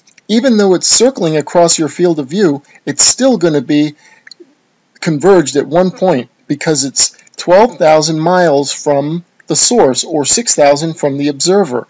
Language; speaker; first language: English; native; English